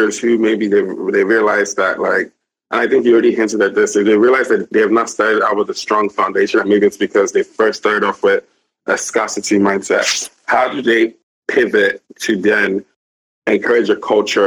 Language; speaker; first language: English; non-native, local second language; Igbo